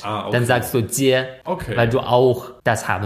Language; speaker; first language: German; non-native, fluent; Chinese